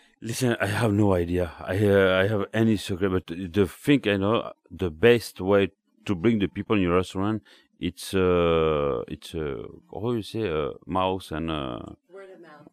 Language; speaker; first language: English; non-native, learner; French